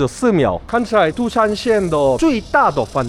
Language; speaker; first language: Chinese; non-native, learner; Korean